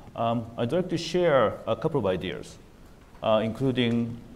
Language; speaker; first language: English; non-native, fluent; Japanese